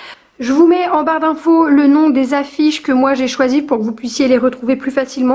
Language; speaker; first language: French; native; French